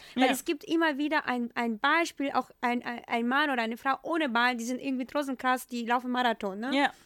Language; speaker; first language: German; non-native, fluent; Ukrainian